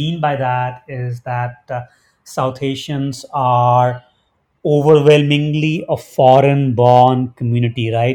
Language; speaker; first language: English; non-native, local second language; Hindi